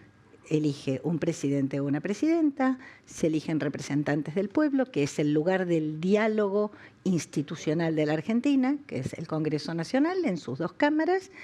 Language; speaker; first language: Spanish; native; Spanish